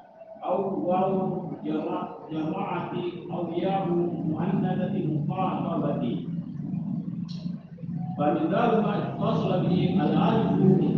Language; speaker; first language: Arabic; non-native, learner; Indonesian